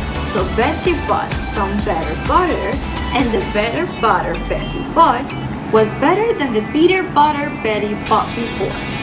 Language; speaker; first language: English; non-native, fluent; Spanish